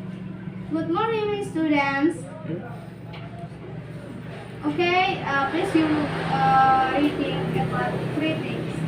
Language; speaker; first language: English; non-native, learner; Indonesian